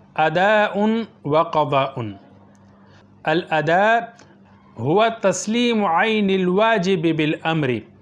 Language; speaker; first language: Arabic; non-native, fluent; Urdu